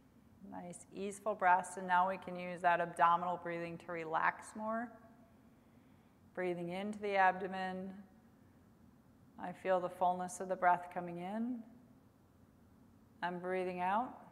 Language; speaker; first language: English; native; English